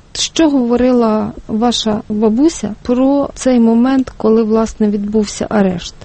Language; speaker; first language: Ukrainian; native; Ukrainian